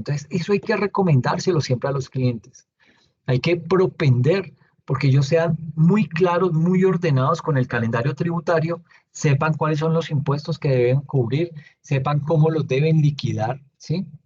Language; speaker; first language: Spanish; native; Spanish